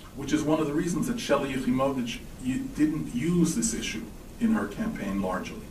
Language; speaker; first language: English; native; English